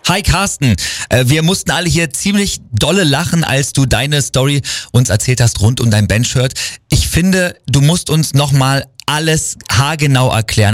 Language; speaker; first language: German; native; German